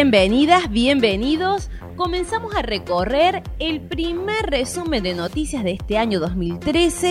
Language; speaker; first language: Spanish; native; Spanish